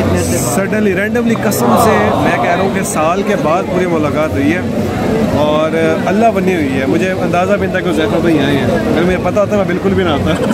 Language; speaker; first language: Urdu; non-native, local second language; Punjabi